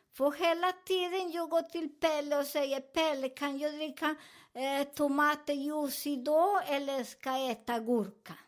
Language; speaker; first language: Swedish; non-native, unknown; Spanish